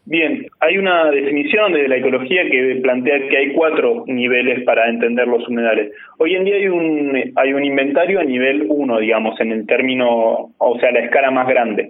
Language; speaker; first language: Spanish; native; Spanish